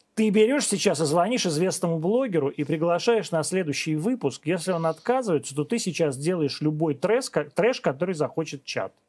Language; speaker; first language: Russian; native; Russian